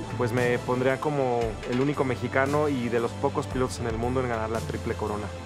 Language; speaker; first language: Spanish; native; Spanish